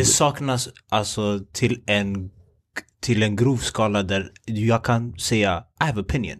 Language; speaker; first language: Swedish; early bilingual, other home language; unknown